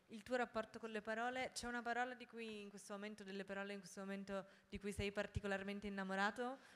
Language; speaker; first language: Italian; native; Italian